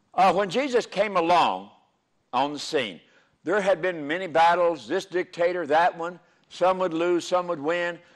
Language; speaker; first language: English; native; English